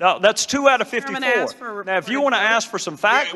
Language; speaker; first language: English; native; English